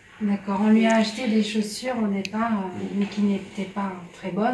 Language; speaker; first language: French; native; French